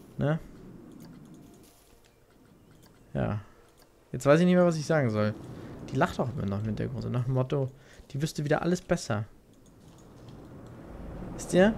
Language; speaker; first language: German; native; German